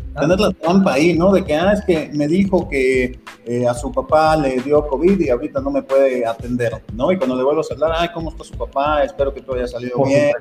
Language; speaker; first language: Spanish; native; Spanish